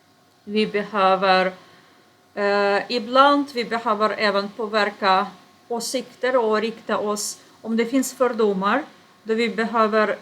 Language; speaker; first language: Swedish; non-native, fluent; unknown